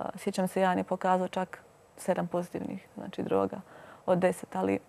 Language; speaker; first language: Croatian; native; Croatian